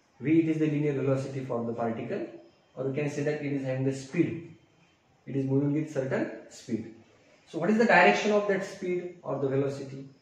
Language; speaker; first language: English; non-native, local second language; Marathi